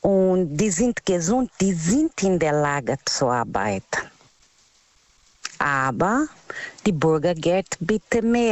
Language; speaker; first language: German; non-native, learner; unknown